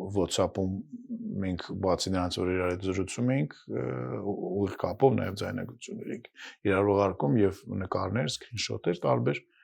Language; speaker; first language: Armenian; non-native, fluent; Russian